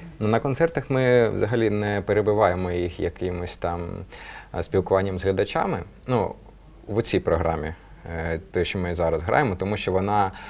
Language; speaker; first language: Ukrainian; non-native, local second language; Russian